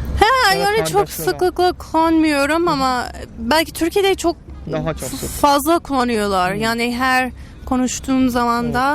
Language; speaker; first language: Turkish; non-native, learner; English